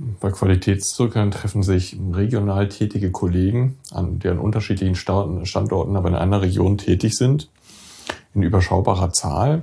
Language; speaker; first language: German; native; German